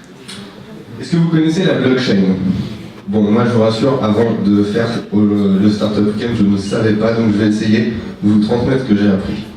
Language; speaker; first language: French; native; French